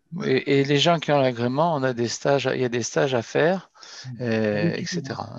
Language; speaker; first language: French; native; French